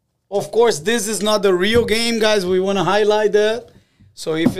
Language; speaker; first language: English; non-native, fluent; Portuguese